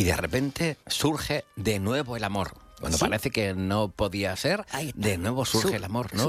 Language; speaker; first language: Spanish; native; Spanish